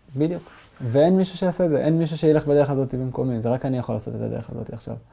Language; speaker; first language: Hebrew; native; Hebrew